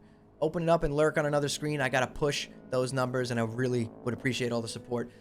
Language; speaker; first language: English; native; English